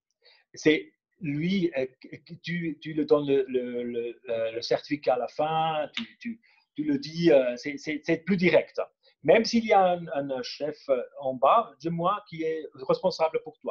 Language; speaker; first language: French; non-native, fluent; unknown